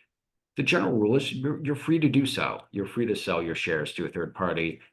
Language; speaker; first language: English; native; English